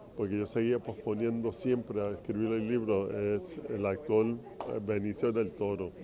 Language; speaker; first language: Spanish; early bilingual, heritage; Spanish